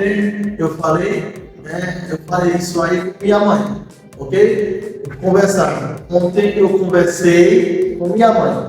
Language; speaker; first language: Portuguese; non-native, fluent; Haitian Creole